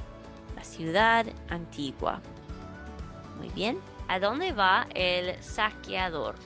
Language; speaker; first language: Spanish; non-native, fluent; English